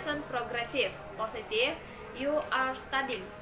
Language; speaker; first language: English; non-native, learner; Indonesian